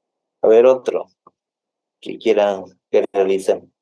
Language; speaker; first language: Spanish; native; Spanish